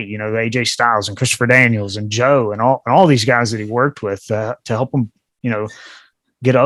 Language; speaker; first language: English; native; English